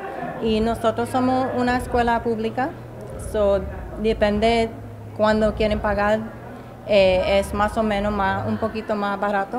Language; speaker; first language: Spanish; early bilingual, heritage; Spanish